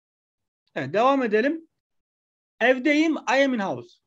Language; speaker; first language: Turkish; non-native, fluent; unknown